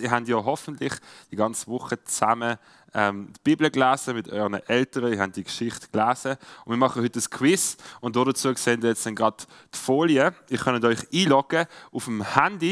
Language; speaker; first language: German; native; German